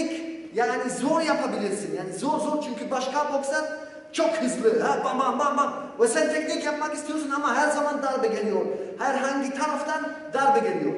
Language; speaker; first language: Turkish; non-native, learner; Polish